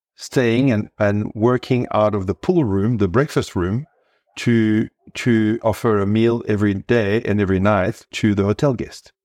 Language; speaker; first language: English; non-native, fluent; French